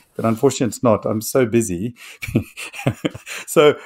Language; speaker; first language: English; native; English